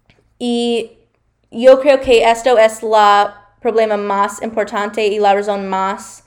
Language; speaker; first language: Spanish; non-native, learner; English